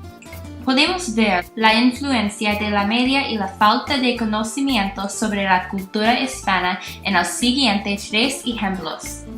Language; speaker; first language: Spanish; non-native, learner; English